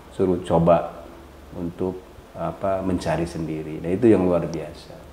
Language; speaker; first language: Indonesian; native; Indonesian